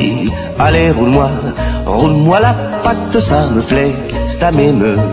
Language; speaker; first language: French; non-native, fluent; Portuguese